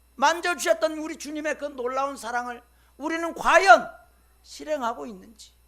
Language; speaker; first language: Korean; native; Korean